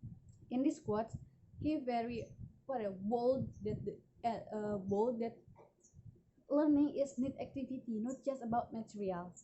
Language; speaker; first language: English; non-native, learner; Indonesian